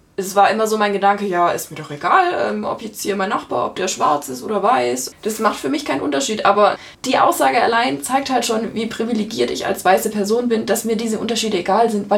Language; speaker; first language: German; native; German